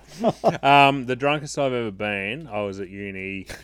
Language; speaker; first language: English; native; English